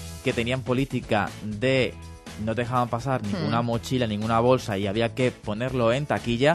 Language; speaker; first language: Spanish; native; Spanish